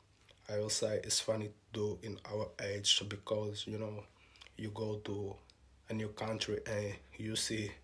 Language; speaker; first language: English; non-native, learner; Portuguese